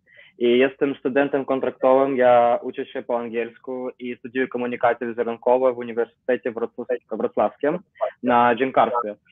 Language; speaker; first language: Polish; non-native, learner; Ukrainian